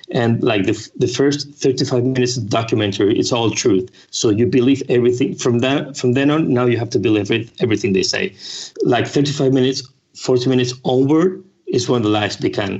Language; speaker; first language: English; non-native, fluent; Spanish